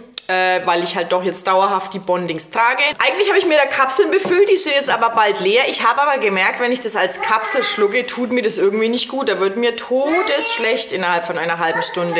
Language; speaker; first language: German; native; German